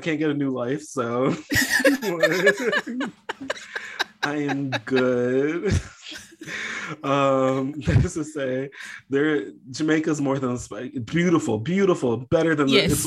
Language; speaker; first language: English; native; English